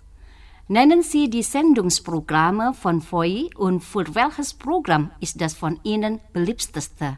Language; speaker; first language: German; non-native, fluent; Indonesian